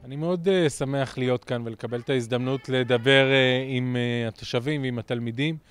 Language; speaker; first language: Hebrew; native; Hebrew